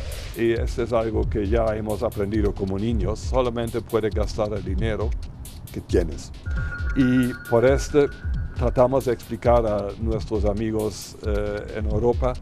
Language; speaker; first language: Spanish; non-native, fluent; German